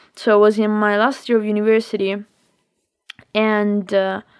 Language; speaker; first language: English; non-native, fluent; Italian